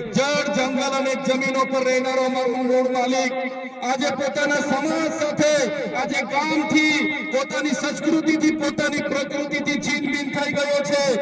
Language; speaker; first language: Gujarati; non-native, local second language; Vasavi